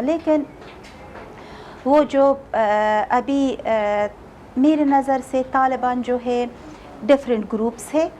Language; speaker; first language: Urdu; non-native, fluent; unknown